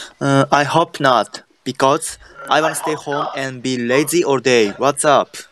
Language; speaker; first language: English; non-native, learner; Japanese